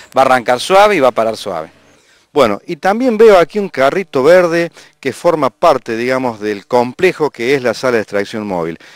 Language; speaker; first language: Spanish; native; Spanish